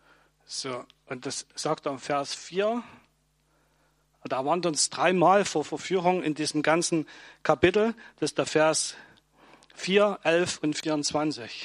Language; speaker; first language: German; native; German